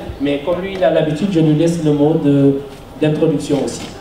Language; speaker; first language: French; non-native, local second language; Wolof